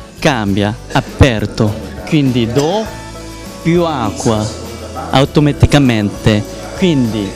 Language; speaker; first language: Italian; non-native, learner; Korean